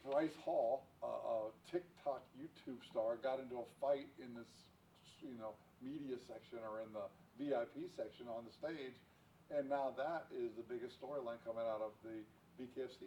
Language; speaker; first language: English; native; English